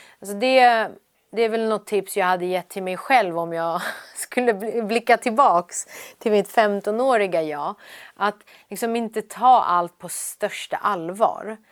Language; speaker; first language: Swedish; early bilingual, other home language; Persian